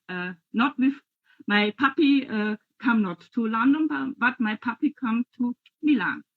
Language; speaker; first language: English; non-native, learner; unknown